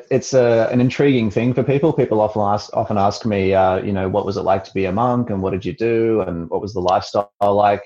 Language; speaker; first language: English; native; English